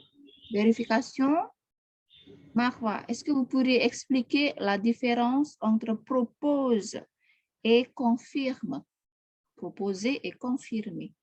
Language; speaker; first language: French; non-native, fluent; Indonesian